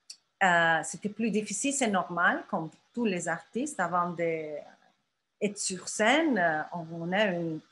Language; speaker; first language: French; non-native, fluent; Turkish